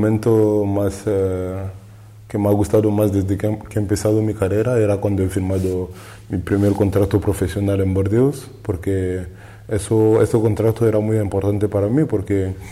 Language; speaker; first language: Spanish; non-native, learner; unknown